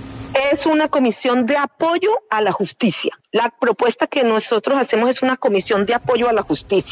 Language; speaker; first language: Spanish; native; Spanish